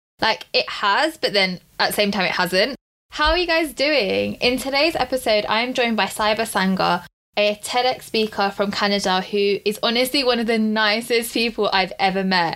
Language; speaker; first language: English; early bilingual, other home language; Punjabi